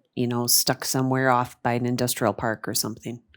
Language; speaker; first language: English; native; English